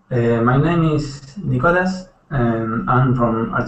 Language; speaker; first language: English; non-native, learner; Spanish